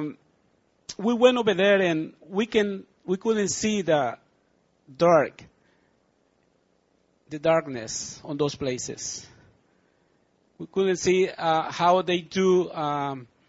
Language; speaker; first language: English; non-native, learner; Spanish